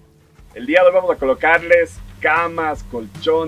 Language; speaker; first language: Spanish; native; Spanish